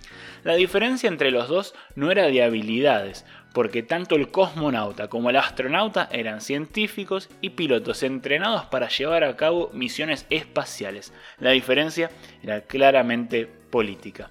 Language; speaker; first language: Spanish; native; Spanish